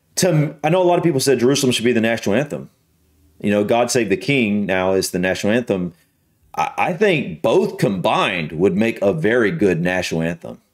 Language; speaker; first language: English; native; English